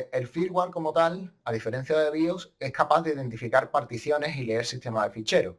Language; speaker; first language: Spanish; native; Spanish